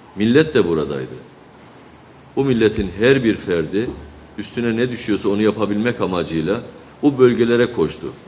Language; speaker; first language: Turkish; native; Turkish